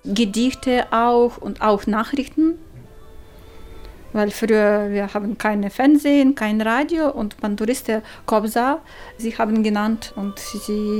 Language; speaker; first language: German; non-native, learner; Ukrainian